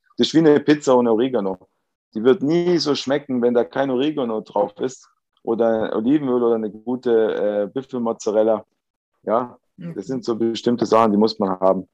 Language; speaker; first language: German; early bilingual, other home language; Italian